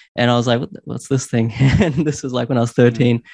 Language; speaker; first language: English; native; English